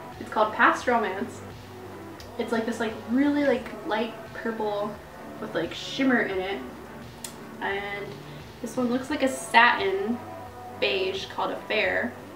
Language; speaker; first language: English; native; English